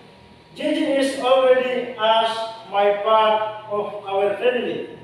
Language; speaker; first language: English; non-native, learner; Indonesian